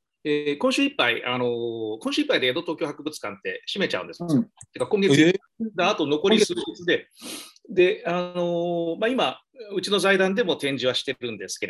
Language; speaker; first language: Japanese; native; Japanese